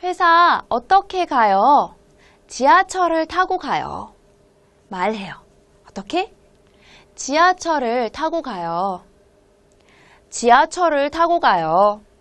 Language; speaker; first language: Korean; non-native, fluent; Hmong